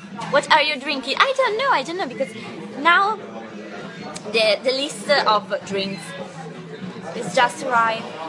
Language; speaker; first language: English; non-native, fluent; Italian